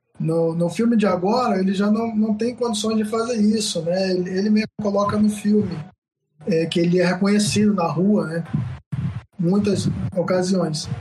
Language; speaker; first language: Portuguese; native; Portuguese